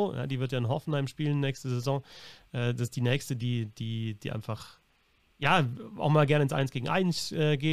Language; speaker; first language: German; native; German